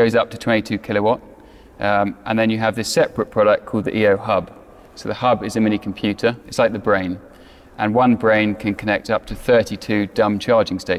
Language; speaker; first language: English; native; English